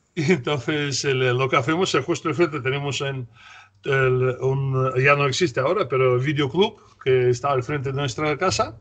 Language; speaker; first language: Spanish; non-native, fluent; Russian